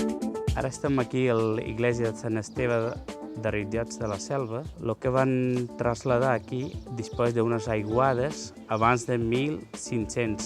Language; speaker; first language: Catalan; non-native, learner; Punjabi